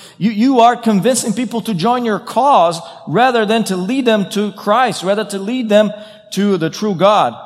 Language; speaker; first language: English; non-native, fluent; Portuguese